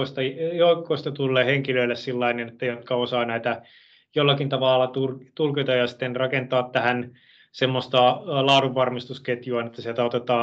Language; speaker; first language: Finnish; native; Finnish